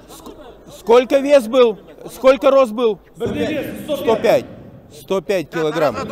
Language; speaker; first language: Russian; native; Russian